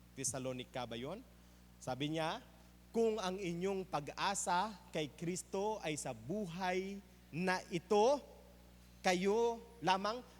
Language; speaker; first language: Filipino; native; Filipino